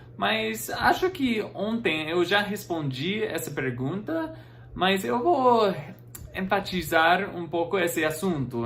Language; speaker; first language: Portuguese; non-native, fluent; English